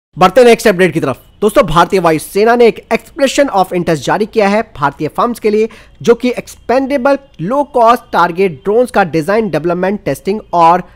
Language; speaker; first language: Hindi; native; Hindi